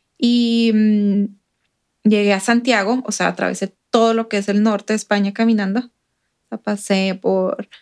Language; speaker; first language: Spanish; native; Spanish